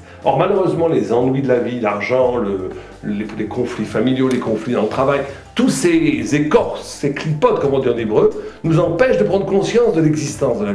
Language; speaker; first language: French; native; French